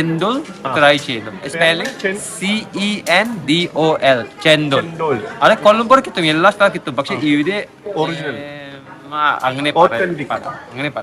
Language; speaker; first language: Malayalam; early bilingual, heritage; Malayalam